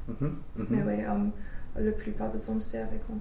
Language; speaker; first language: French; non-native, fluent; English